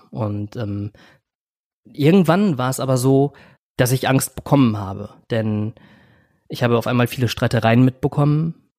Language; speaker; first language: German; native; German